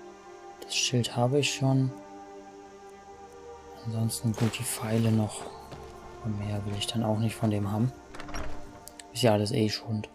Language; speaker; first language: German; native; German